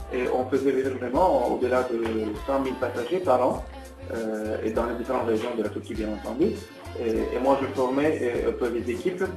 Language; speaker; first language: French; non-native, fluent; Turkish